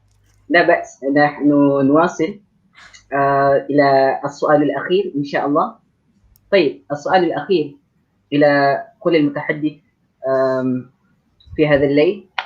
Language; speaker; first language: Arabic; non-native, fluent; Malay